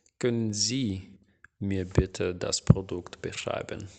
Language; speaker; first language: German; non-native, fluent; Ukrainian